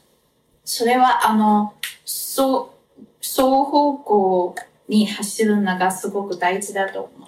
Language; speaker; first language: Japanese; non-native, fluent; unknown